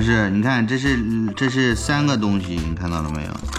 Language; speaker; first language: Chinese; native; Chinese